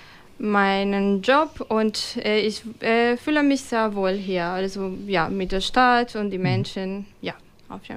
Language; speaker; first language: German; non-native, fluent; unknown